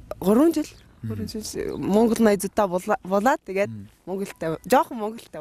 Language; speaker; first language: Mongolian; non-native, learner; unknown